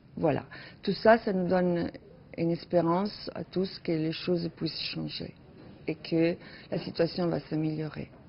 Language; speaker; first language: French; non-native, fluent; Italian